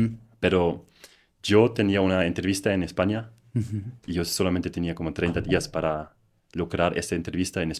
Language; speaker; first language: Spanish; non-native, fluent; German